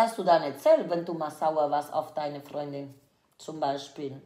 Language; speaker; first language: German; non-native, fluent; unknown